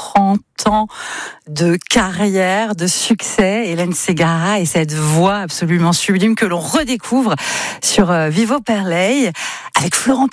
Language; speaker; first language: French; native; French